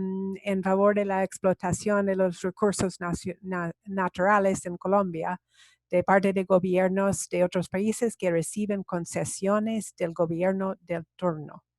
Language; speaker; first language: Spanish; non-native, fluent; English